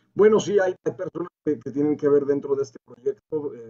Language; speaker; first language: Spanish; native; Spanish